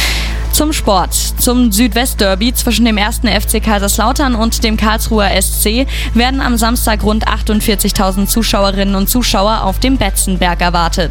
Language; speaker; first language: German; native; German